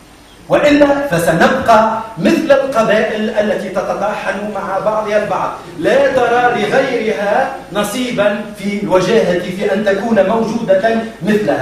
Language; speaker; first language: Arabic; native; Arabic